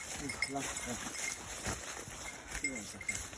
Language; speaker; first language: French; native; French